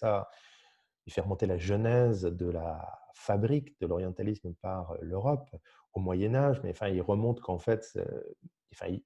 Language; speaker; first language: French; native; French